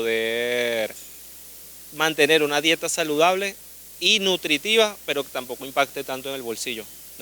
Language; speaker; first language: Spanish; native; Spanish